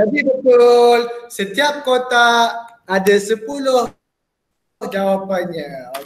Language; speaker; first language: Malay; native; Malay